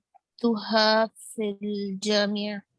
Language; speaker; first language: Arabic; non-native, learner; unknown